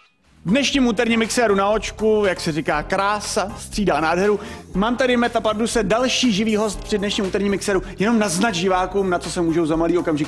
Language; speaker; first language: Czech; native; Czech